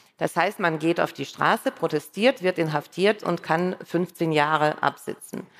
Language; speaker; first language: German; non-native, fluent; Russian